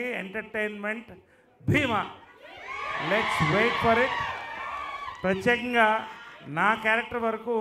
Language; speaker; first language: Telugu; native; Telugu